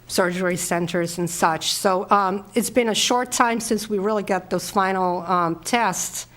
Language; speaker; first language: English; non-native, fluent; Polish